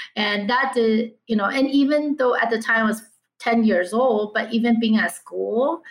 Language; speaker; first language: English; early bilingual, other home language; Chinese